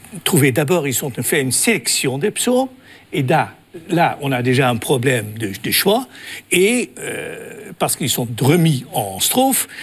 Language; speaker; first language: French; non-native, fluent; Dutch